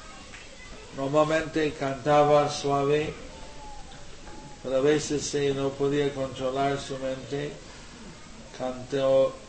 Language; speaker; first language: Spanish; non-native, learner; English